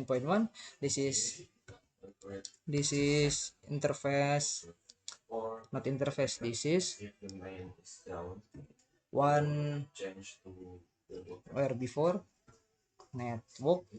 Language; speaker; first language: English; non-native, learner; Indonesian